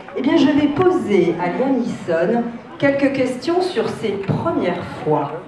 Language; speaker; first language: French; native; French